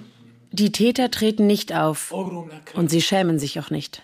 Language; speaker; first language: German; native; German